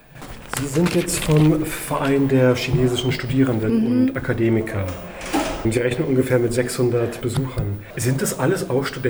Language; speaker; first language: German; native; German